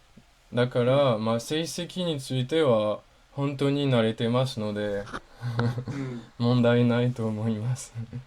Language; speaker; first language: Japanese; non-native, learner; French